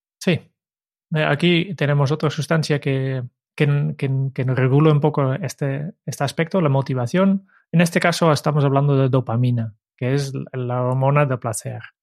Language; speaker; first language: Spanish; non-native, fluent; Dutch